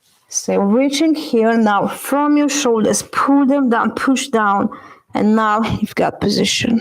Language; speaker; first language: English; non-native, fluent; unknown